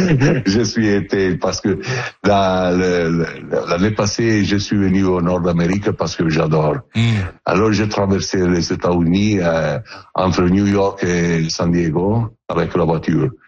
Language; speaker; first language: French; non-native, learner; Italian